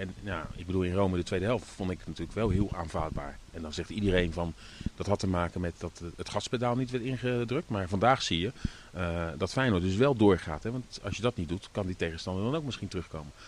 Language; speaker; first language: Dutch; native; Dutch